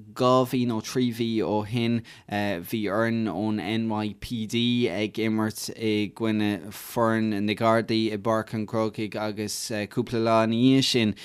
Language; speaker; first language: Irish; native; Irish